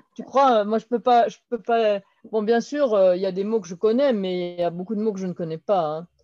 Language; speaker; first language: French; native; French